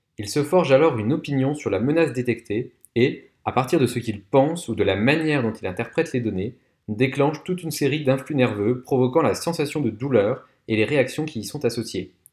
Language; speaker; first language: French; native; French